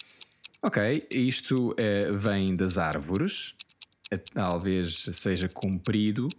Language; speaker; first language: Portuguese; early bilingual, heritage; Portuguese